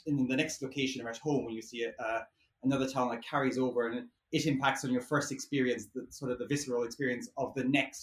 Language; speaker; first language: English; native; English